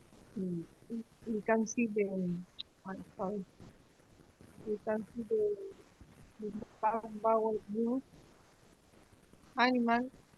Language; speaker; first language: English; non-native, learner; Spanish